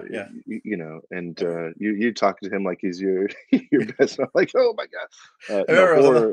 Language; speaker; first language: English; native; English